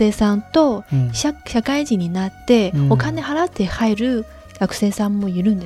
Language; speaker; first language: Japanese; non-native, fluent; Chinese